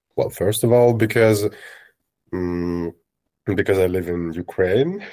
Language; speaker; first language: English; non-native, fluent; Russian